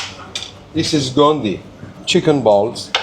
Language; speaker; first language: English; non-native, learner; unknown